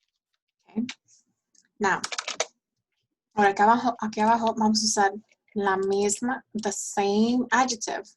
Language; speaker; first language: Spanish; early bilingual, heritage; Spanish